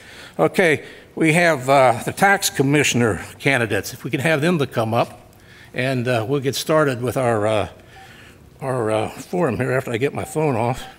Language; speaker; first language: English; native; English